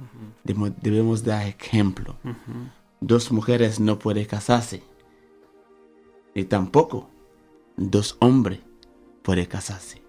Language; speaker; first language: Spanish; non-native, fluent; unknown